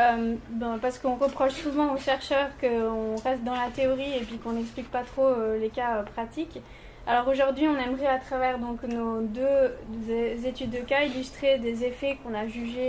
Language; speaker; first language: French; native; French